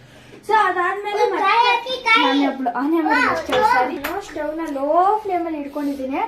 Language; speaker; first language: Kannada; native; Kannada